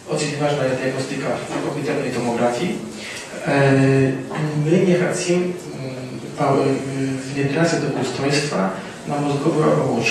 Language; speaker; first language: Russian; non-native, fluent; Polish